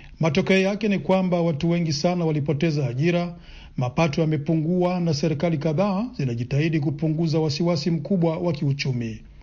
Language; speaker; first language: Swahili; non-native, local second language; Rundi